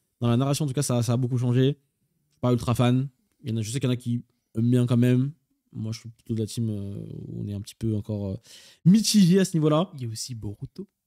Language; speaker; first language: French; native; French